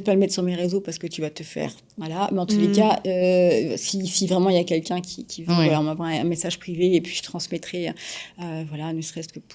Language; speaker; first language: French; native; French